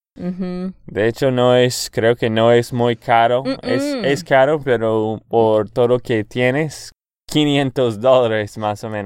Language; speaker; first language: Spanish; non-native, fluent; English